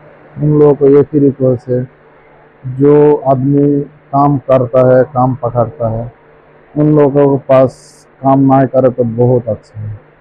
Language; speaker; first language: Hindi; non-native, fluent; Bangla